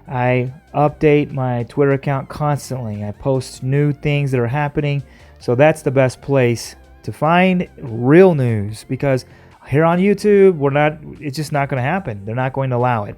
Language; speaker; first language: English; native; English